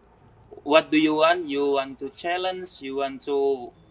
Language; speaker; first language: English; non-native, learner; Indonesian